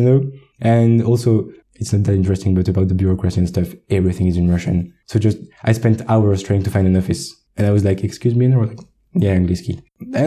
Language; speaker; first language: English; non-native, fluent; French